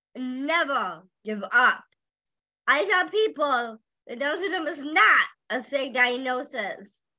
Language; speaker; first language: English; native; English